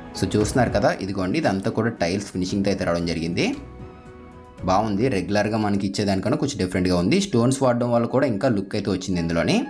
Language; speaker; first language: Telugu; native; Telugu